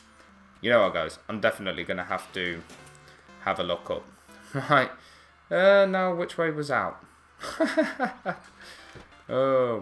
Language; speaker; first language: English; native; English